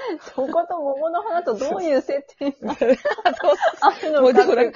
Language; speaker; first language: Japanese; native; Japanese